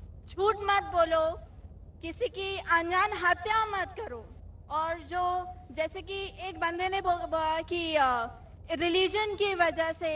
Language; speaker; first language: Hindi; native; Hindi